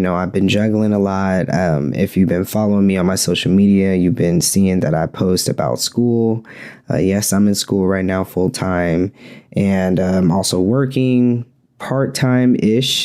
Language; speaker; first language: English; native; English